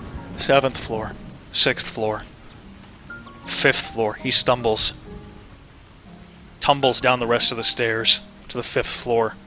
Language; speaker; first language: English; native; English